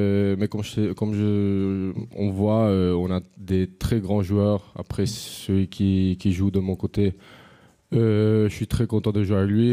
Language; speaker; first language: French; non-native, fluent; Spanish